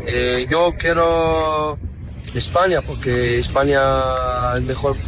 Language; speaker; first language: Spanish; non-native, learner; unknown